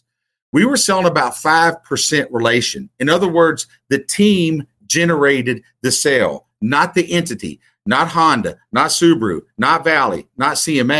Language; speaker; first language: English; native; English